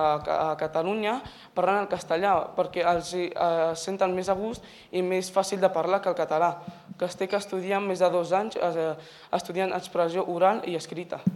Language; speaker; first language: Catalan; non-native, local second language; Spanish